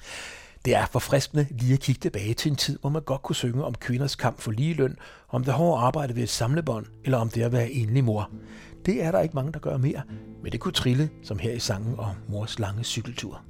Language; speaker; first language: Danish; native; Danish